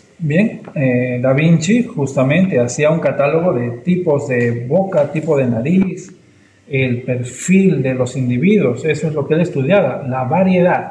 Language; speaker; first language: Spanish; native; Spanish